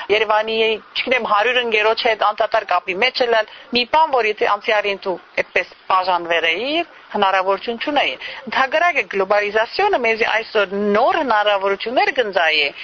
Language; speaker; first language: Armenian; early bilingual, heritage; Armenian